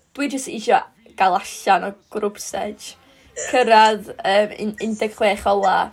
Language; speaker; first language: Welsh; native; Welsh